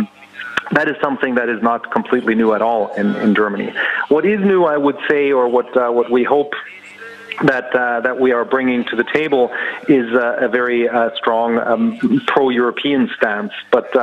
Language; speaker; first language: English; non-native, fluent; German